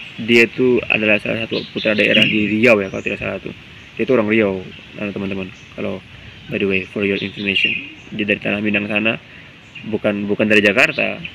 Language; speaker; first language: Indonesian; non-native, local second language; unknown